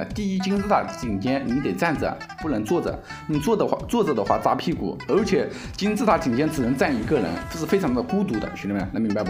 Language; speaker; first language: Chinese; native; Chinese